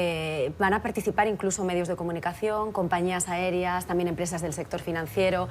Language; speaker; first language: Spanish; native; Spanish